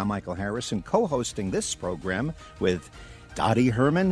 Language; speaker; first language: English; native; English